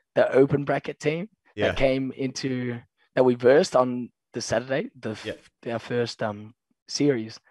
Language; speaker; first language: English; native; English